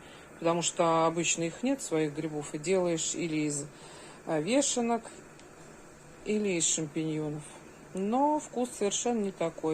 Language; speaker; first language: Russian; native; Russian